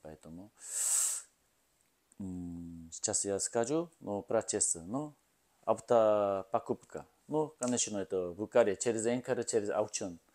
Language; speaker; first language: Russian; non-native, learner; Korean